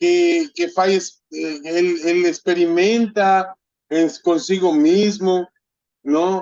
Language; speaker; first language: Portuguese; non-native, fluent; Spanish